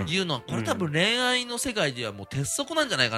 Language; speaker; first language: Japanese; native; Japanese